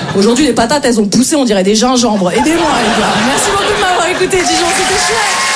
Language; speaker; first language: French; native; French